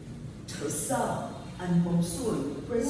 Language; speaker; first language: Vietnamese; non-native, learner; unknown